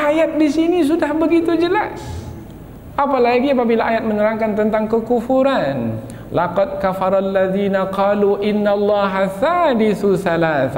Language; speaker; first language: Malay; native; Malay